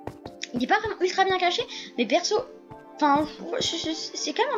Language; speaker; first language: French; native; French